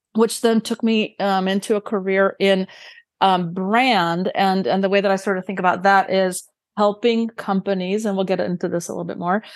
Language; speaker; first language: English; early bilingual, other home language; Romanian